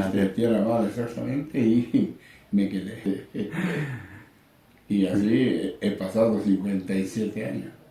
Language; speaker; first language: Spanish; non-native, learner; Japanese